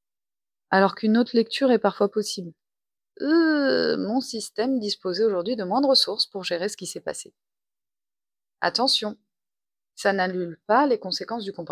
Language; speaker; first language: French; native; French